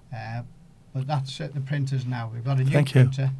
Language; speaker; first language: English; native; English